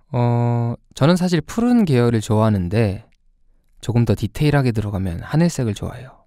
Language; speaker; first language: Korean; native; Korean